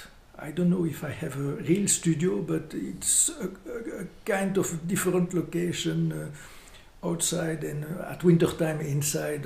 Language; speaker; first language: English; non-native, fluent; French